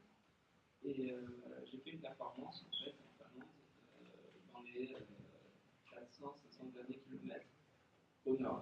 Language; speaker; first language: French; native; French